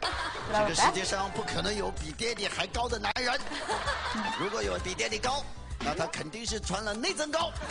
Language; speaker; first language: Chinese; native; Chinese